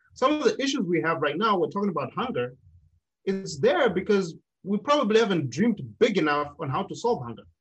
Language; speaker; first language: English; non-native, local second language; Shona